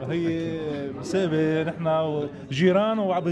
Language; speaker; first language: Arabic; native; Arabic